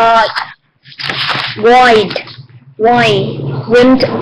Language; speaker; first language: English; non-native, learner; Vietnamese